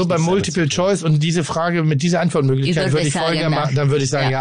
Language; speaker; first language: German; native; German